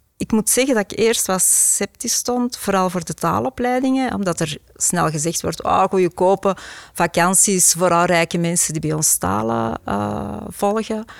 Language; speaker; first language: Dutch; native; Dutch